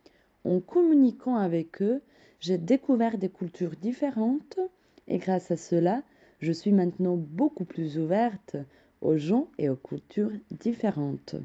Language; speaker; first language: French; non-native, fluent; Croatian